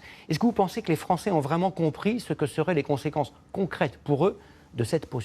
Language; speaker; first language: French; native; French